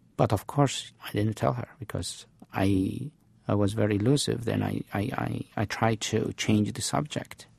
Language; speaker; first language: English; non-native, fluent; Arabic